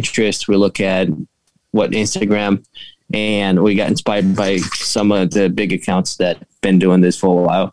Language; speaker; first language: English; non-native, fluent; Portuguese